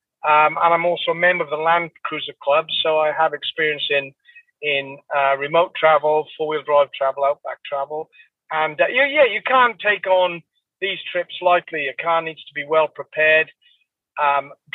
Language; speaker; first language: English; native; English